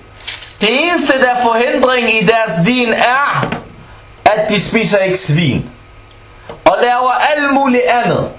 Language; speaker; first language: Danish; non-native, fluent; Arabic